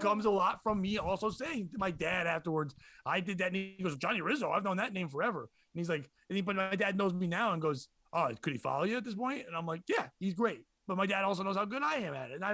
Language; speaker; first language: English; native; English